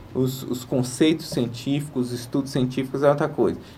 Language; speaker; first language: Portuguese; native; Portuguese